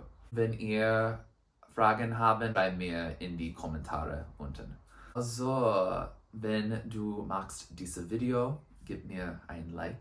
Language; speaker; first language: German; non-native, learner; English